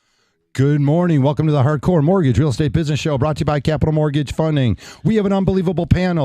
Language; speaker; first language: English; native; English